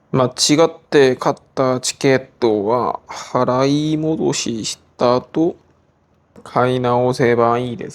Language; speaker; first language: Japanese; non-native, learner; Korean